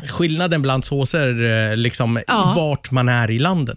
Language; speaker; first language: Swedish; native; Swedish